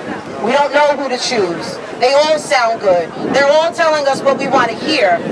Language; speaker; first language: English; native; English